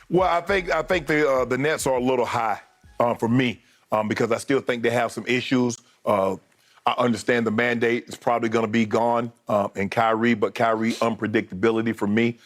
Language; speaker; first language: English; native; English